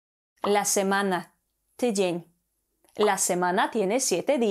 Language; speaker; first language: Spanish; non-native, fluent; Polish